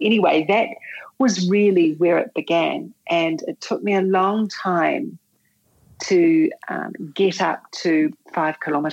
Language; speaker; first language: English; native; English